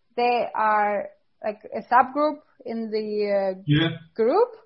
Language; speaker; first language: English; non-native, fluent; Russian